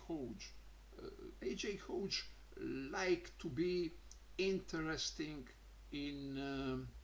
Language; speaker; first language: English; non-native, learner; Croatian